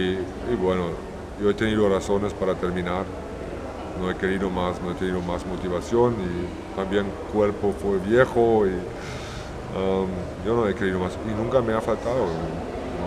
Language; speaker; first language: Spanish; non-native, learner; German